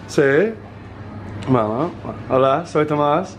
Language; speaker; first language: Spanish; non-native, learner; English